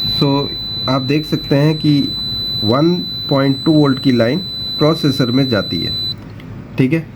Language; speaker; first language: Hindi; non-native, local second language; Gujarati